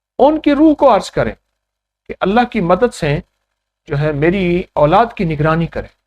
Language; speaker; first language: Urdu; non-native, local second language; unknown